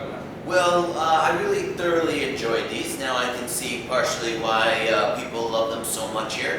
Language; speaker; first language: English; native; English